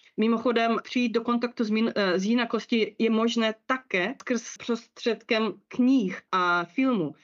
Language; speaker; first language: Czech; non-native, fluent; Russian